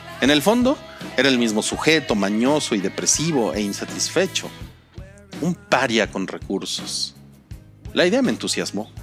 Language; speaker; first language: Spanish; native; Spanish